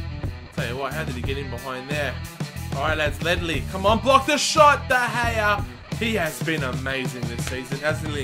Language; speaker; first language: English; native; English